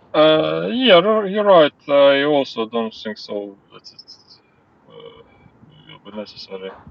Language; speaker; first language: English; non-native, learner; Ukrainian